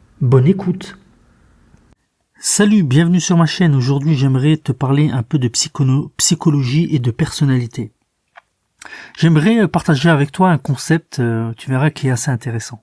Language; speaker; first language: French; native; French